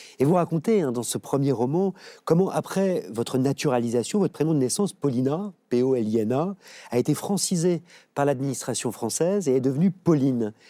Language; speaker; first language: French; native; French